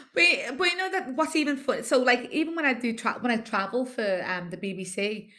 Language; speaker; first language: English; native; English